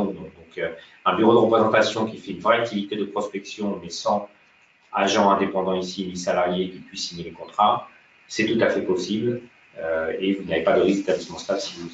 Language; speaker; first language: French; native; French